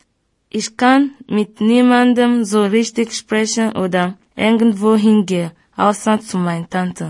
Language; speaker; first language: German; early bilingual, other home language; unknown